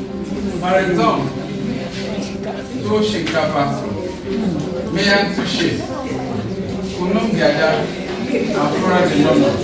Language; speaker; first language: French; non-native, learner; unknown